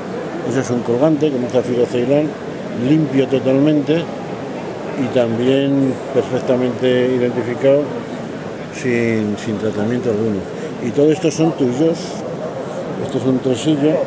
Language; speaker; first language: Spanish; native; Spanish